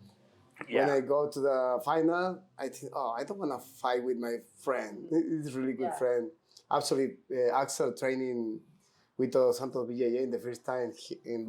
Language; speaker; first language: English; non-native, learner; Spanish